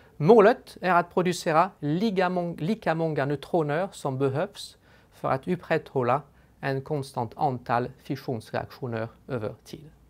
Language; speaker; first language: Swedish; non-native, fluent; French